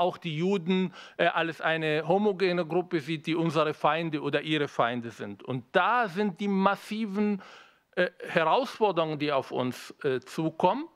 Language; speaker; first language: German; non-native, fluent; Arabic